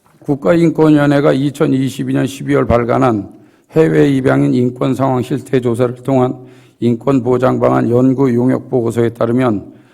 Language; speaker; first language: Korean; native; Korean